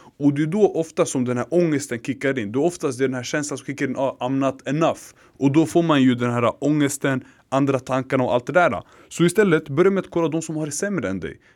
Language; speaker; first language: Swedish; early bilingual, other home language; Arabic